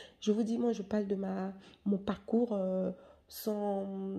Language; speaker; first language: French; native; French